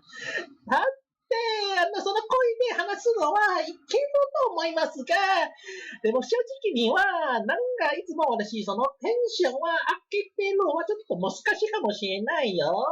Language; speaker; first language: Japanese; non-native, learner; English